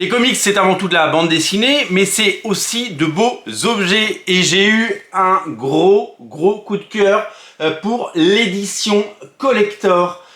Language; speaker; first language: French; native; French